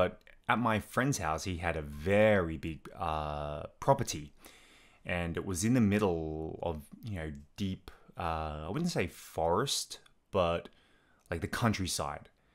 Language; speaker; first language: English; native; English